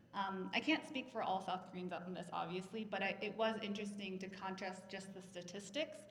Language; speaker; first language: English; native; English